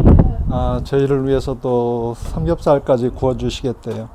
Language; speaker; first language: Korean; native; Korean